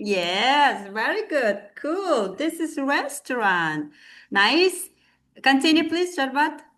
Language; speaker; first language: English; non-native, fluent; Kazakh